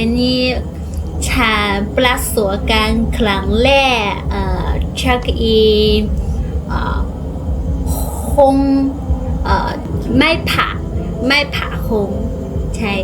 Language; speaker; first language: Thai; non-native, learner; Chinese